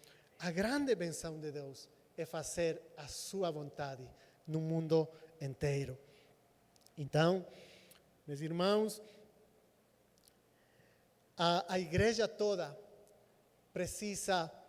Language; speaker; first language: Portuguese; non-native, fluent; Spanish